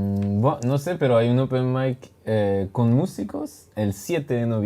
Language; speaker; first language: Spanish; non-native, learner; French